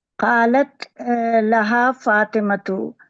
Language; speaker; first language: Arabic; non-native, learner; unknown